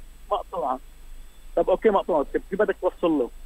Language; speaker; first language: Arabic; native; Arabic